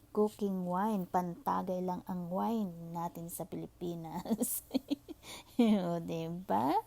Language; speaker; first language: Filipino; non-native, local second language; Iloko